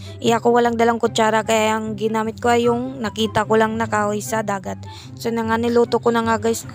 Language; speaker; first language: Filipino; non-native, local second language; Cebuano